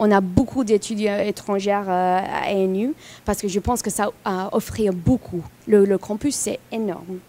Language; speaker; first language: French; non-native, fluent; English